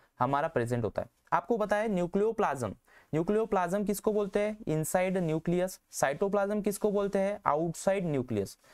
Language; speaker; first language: Hindi; non-native, local second language; Marathi